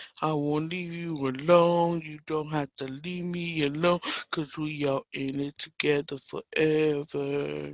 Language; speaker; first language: English; native; English